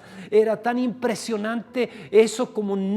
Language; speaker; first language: Spanish; native; Spanish